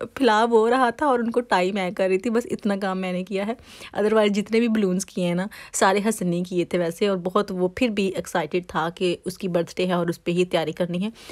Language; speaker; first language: Urdu; native; Urdu